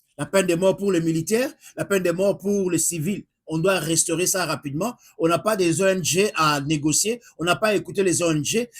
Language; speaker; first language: French; non-native, local second language; Lingala